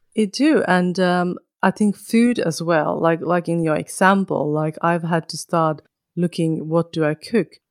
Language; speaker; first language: English; non-native, fluent; Finnish